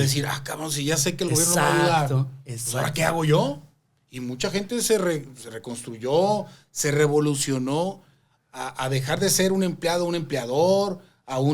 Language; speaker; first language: Spanish; native; Spanish